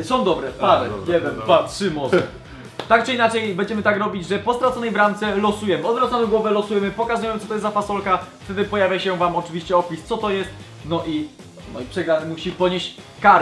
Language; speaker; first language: Polish; native; Polish